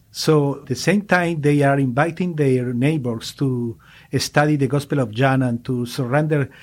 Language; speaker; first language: English; non-native, learner; Spanish